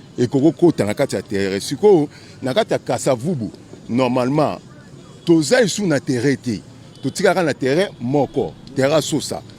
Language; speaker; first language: Lingala; native; Lingala